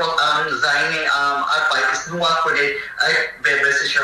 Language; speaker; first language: German; non-native, learner; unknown